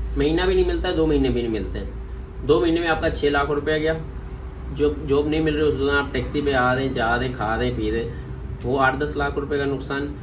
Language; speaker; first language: Urdu; non-native, local second language; Punjabi